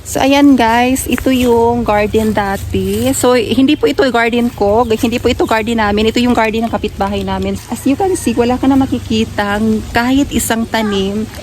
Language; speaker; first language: Filipino; non-native, local second language; Cebuano